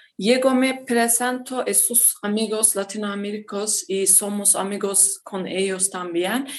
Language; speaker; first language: Spanish; non-native, learner; Turkish